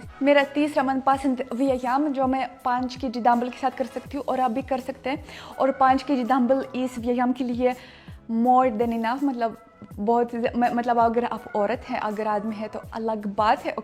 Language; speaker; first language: Hindi; non-native, fluent; Russian